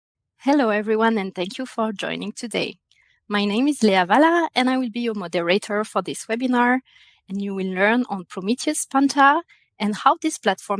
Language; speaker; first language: English; non-native, fluent; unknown